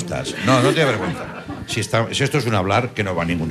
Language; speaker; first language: Spanish; native; Spanish